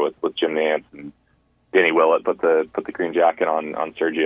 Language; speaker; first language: English; native; English